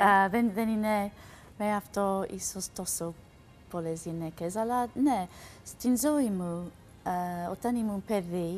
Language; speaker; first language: Greek; non-native, learner; English